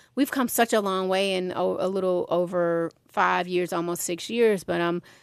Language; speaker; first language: English; native; English